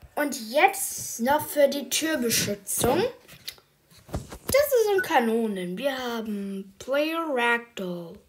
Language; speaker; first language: German; early bilingual, other home language; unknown